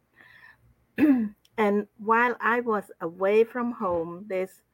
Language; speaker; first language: English; non-native, fluent; Khmer